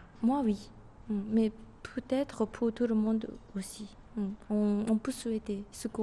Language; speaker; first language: French; non-native, fluent; Japanese